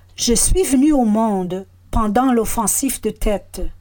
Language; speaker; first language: French; non-native, fluent; English